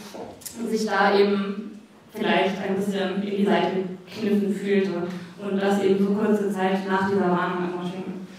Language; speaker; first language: German; native; German